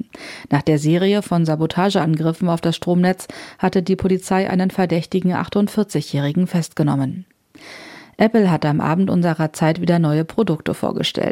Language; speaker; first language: German; native; German